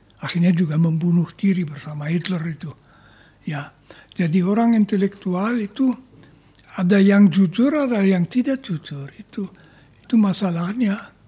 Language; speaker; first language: Indonesian; non-native, fluent; German